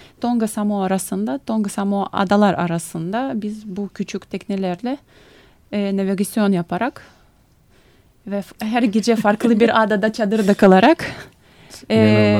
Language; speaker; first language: Turkish; non-native, fluent; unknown